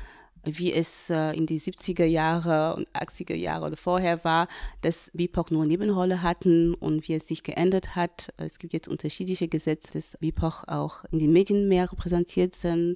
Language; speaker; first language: German; non-native, fluent; French